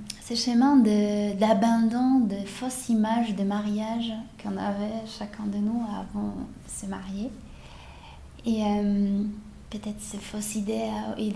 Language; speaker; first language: French; non-native, fluent; Polish